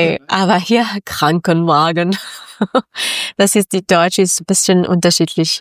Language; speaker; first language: German; non-native, learner; Persian